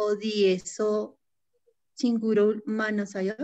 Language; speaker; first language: Korean; non-native, learner; Spanish